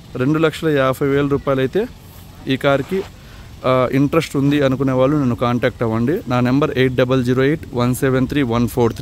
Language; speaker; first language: Telugu; native; Telugu